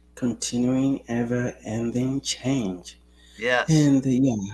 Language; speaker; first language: English; non-native, local second language; Yoruba